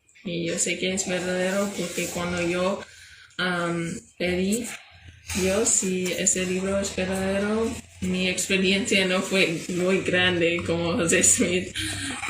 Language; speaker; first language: Spanish; non-native, learner; English